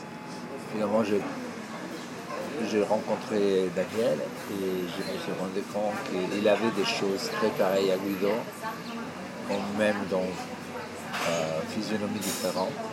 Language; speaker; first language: French; non-native, fluent; Italian